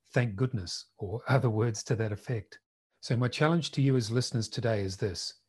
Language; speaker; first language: English; native; English